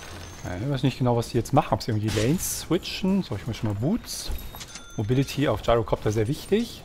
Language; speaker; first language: German; native; German